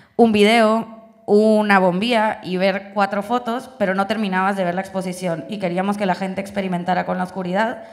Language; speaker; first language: Spanish; native; Spanish